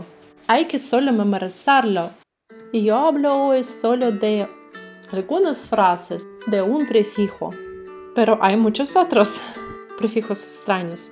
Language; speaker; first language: Spanish; non-native, fluent; Russian